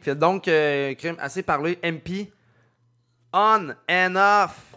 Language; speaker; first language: French; native; French